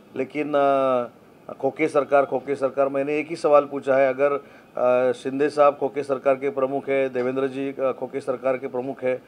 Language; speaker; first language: Hindi; non-native, local second language; Marathi